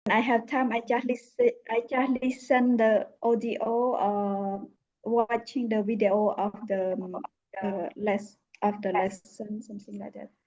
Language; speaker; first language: English; non-native, learner; Khmer